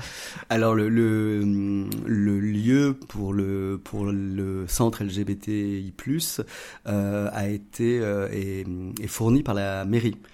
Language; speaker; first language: French; native; French